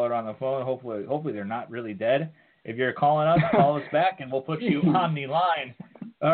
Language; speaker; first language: English; native; English